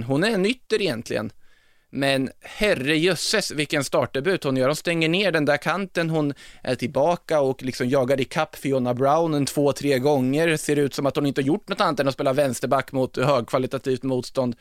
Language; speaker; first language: Swedish; native; Swedish